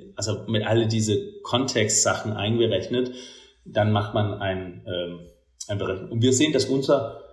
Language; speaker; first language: German; non-native, fluent; Danish